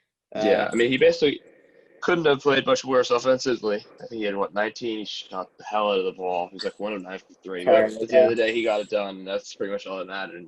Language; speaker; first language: English; native; English